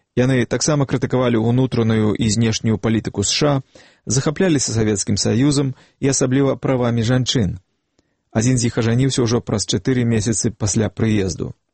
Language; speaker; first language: Belarusian; native; Belarusian